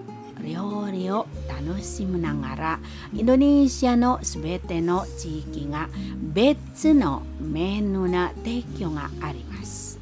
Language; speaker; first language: Japanese; non-native, fluent; Indonesian